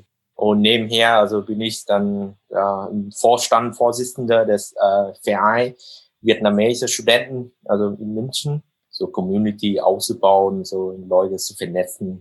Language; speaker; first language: German; non-native, fluent; Vietnamese